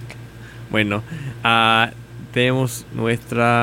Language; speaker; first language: Spanish; non-native, learner; English